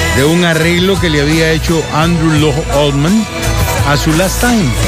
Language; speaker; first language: Spanish; native; Spanish